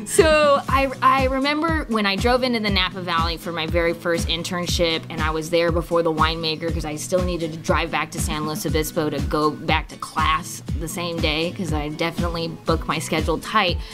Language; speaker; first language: English; native; English